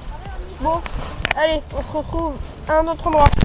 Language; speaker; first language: French; native; French